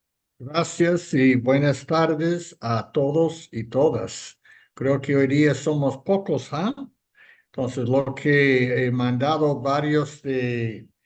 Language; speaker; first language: Spanish; non-native, fluent; English